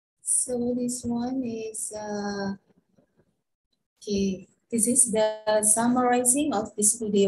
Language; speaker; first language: English; non-native, fluent; Indonesian